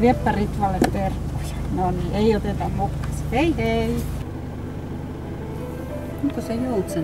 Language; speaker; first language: Finnish; native; Finnish